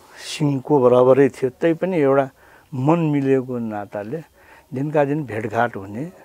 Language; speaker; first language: Nepali; non-native, local second language; Newari